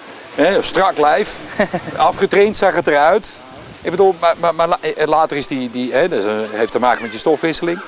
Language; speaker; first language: Dutch; native; Dutch